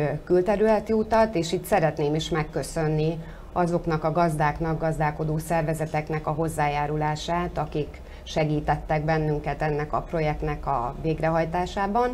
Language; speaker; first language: Hungarian; native; Hungarian